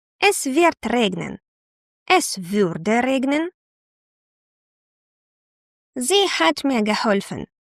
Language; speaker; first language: German; non-native, fluent; Ukrainian